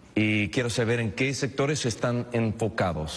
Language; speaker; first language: Spanish; non-native, fluent; English